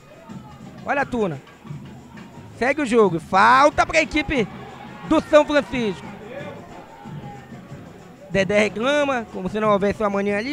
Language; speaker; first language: Portuguese; native; Portuguese